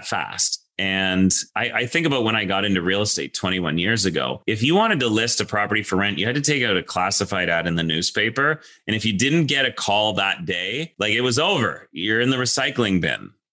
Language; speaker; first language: English; native; English